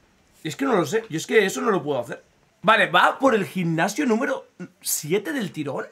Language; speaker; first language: Spanish; native; Spanish